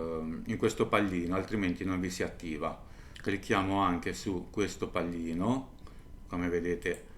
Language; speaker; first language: Italian; native; Italian